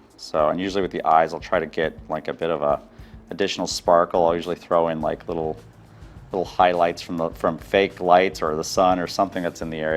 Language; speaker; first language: English; native; English